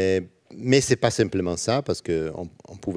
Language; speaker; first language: French; non-native, learner; Italian